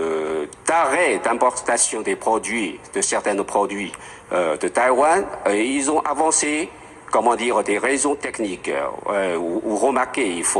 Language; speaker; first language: French; non-native, fluent; Chinese